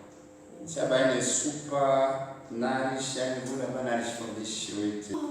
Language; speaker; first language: German; non-native, learner; French